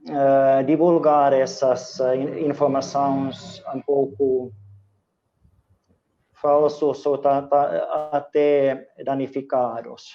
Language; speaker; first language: Portuguese; non-native, fluent; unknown